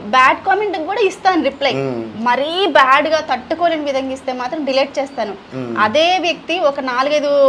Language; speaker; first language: Telugu; non-native, local second language; Hindi